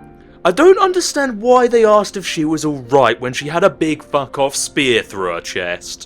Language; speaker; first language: English; native; English